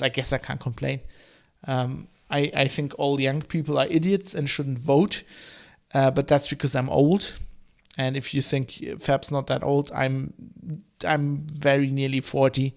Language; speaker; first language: English; non-native, fluent; German